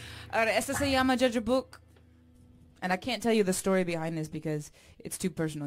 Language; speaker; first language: English; native; English